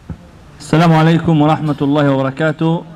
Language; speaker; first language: Arabic; native; Arabic